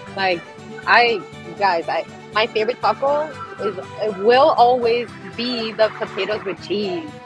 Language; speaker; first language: English; early bilingual, other home language; Spanish